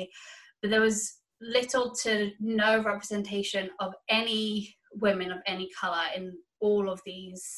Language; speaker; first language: English; native; English